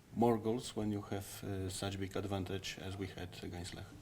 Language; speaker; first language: English; non-native, fluent; Polish